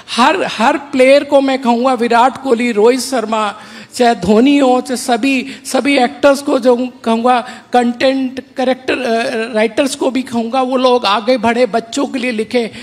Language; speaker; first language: Hindi; native; Hindi